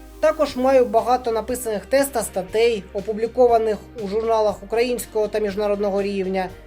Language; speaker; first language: Ukrainian; native; Ukrainian